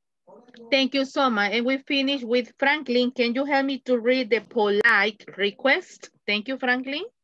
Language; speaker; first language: English; non-native, fluent; Spanish